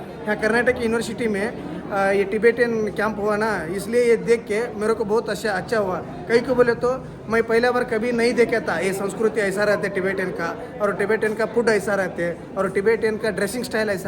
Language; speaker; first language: Hindi; non-native, local second language; Kannada